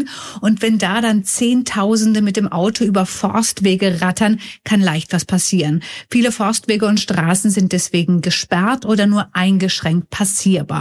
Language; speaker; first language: German; native; German